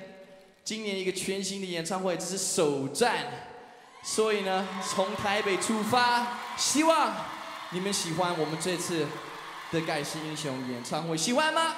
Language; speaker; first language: Chinese; early bilingual, heritage; English